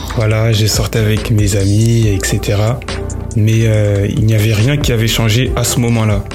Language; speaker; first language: French; native; French